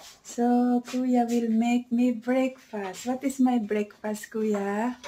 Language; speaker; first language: English; non-native, local second language; Filipino